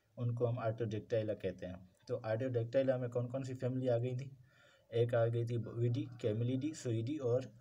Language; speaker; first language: Urdu; non-native, local second language; Sindhi